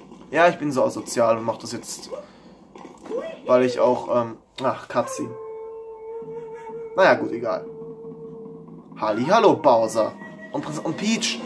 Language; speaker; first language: German; native; German